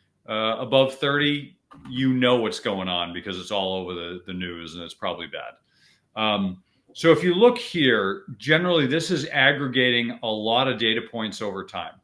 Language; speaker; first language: English; native; English